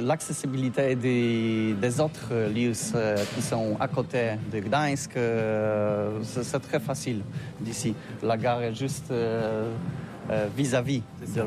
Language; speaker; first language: French; non-native, learner; Polish